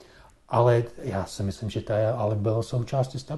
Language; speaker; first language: Czech; non-native, fluent; English